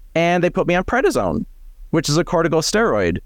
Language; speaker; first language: English; native; English